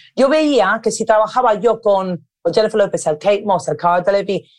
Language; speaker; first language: Spanish; early bilingual, other home language; English